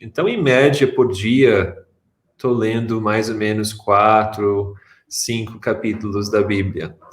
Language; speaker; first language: Portuguese; non-native, fluent; English